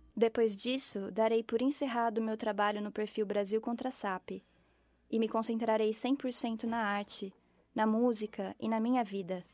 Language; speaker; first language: Portuguese; native; Portuguese